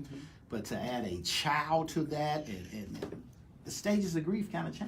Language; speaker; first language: English; native; English